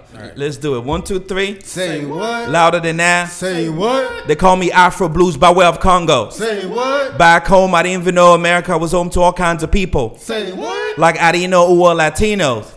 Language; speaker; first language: English; non-native, fluent; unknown